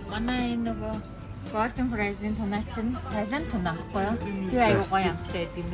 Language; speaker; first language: Mongolian; native; Mongolian